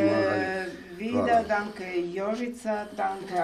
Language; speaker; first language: German; non-native, fluent; Slovenian